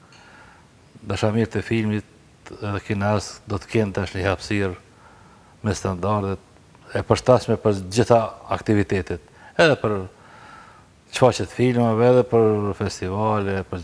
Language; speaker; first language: Albanian; native; Albanian